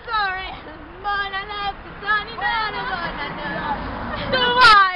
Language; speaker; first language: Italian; non-native, learner; Spanish